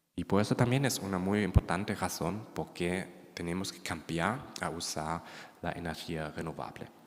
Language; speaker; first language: Spanish; non-native, fluent; German